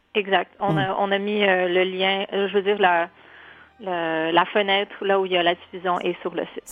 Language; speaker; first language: French; early bilingual, other home language; Polish